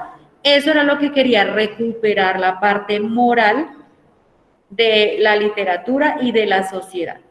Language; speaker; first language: Spanish; native; Spanish